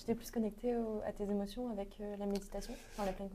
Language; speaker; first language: French; native; French